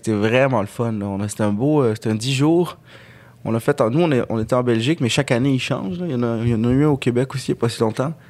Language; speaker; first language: French; early bilingual, other home language; Arabic